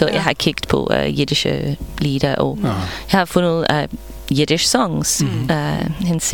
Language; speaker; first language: Danish; non-native, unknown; English